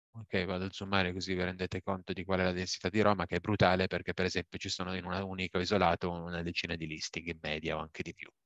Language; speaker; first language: Italian; native; Italian